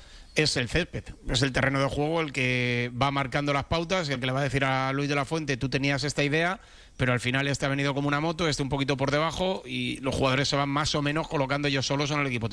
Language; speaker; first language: Spanish; native; Spanish